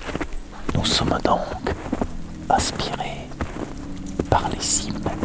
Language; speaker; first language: French; native; French